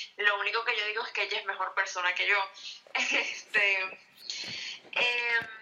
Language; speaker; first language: Spanish; native; Spanish